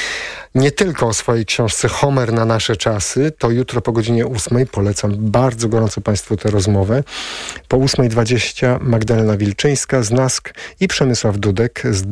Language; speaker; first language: Polish; native; Polish